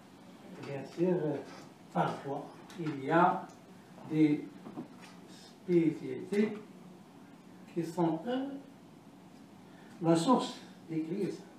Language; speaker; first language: French; non-native, learner; Arabic